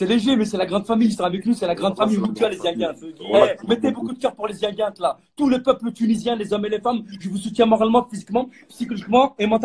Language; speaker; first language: French; native; French